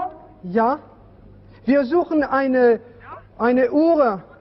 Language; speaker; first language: German; non-native, learner; French